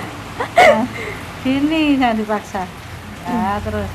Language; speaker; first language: Indonesian; non-native, local second language; Javanese